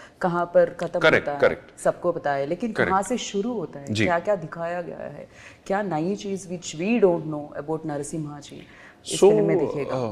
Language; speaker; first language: Hindi; non-native, local second language; Telugu